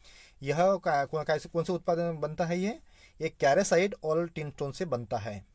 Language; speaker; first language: Hindi; non-native, local second language; Marathi